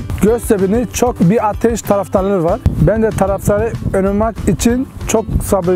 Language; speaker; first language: Turkish; early bilingual, heritage; Turkish